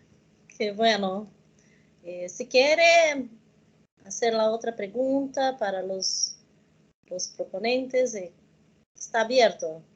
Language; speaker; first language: Spanish; non-native, learner; Portuguese